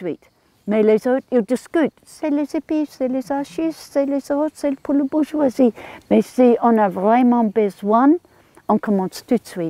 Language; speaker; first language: French; non-native, learner; English